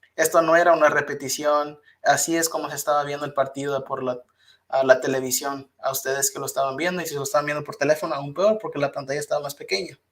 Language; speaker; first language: Spanish; early bilingual, heritage; Spanish